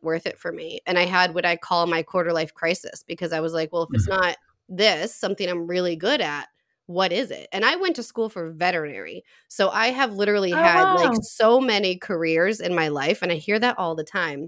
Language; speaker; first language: English; native; English